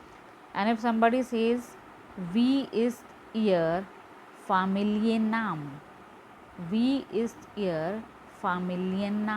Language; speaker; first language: German; non-native, learner; Hindi